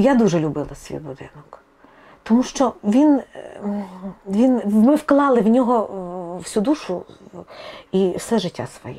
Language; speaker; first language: Ukrainian; non-native, local second language; Russian